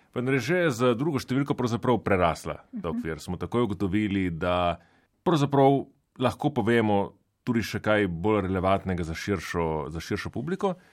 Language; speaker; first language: Slovenian; native; Slovenian